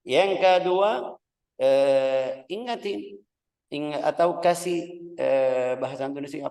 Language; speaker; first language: Indonesian; non-native, fluent; Arabic